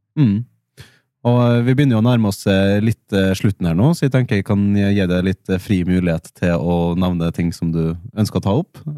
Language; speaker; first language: Norwegian; native; Norwegian